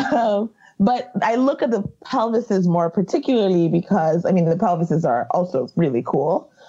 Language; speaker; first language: English; non-native, local second language; Yoruba